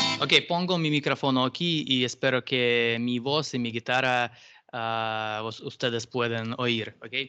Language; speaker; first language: Spanish; non-native, learner; Russian